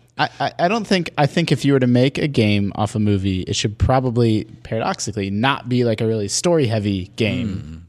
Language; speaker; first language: English; native; English